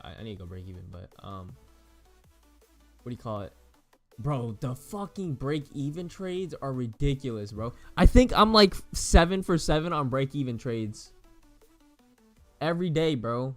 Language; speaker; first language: English; native; English